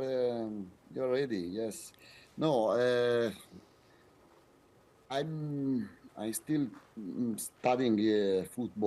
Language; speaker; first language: English; non-native, fluent; Italian